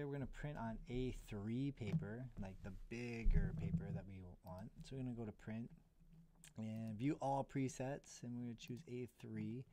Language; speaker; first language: English; native; English